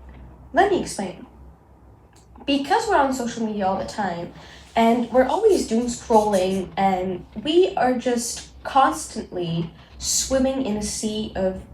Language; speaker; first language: English; non-native, local second language; Arabic